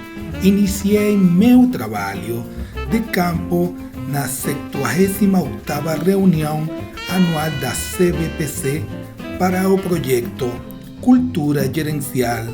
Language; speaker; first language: Portuguese; non-native, fluent; Spanish